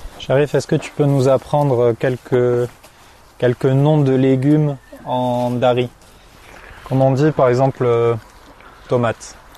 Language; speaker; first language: French; native; French